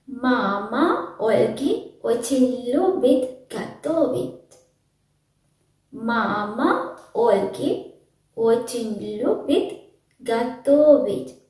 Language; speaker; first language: Russian; non-native, learner; Sinhala